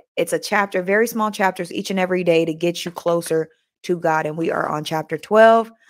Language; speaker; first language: English; native; English